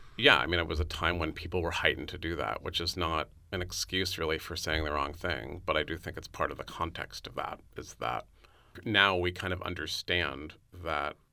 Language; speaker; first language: English; native; English